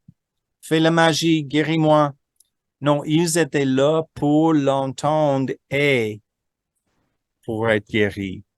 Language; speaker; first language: French; non-native, fluent; English